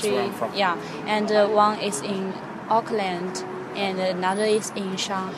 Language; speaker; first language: English; non-native, fluent; Chinese